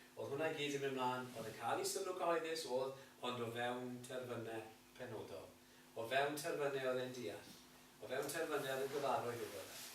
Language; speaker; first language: Welsh; native; Welsh